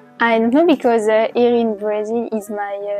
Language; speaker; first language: English; non-native, learner; French